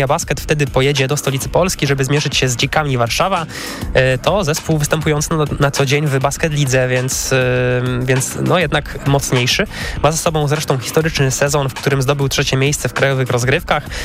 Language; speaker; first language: Polish; native; Polish